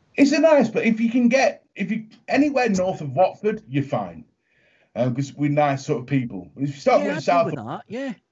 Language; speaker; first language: English; native; English